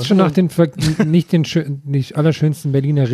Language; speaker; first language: German; native; German